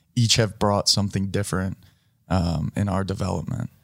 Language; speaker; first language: English; native; English